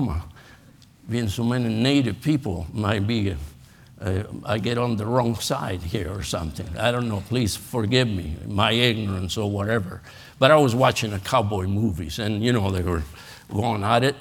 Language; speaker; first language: English; non-native, fluent; Spanish